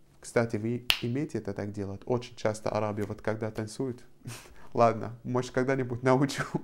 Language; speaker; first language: Russian; non-native, fluent; Arabic